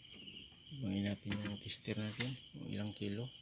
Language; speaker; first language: Filipino; non-native, local second language; Cebuano